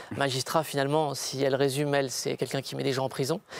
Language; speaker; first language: French; native; French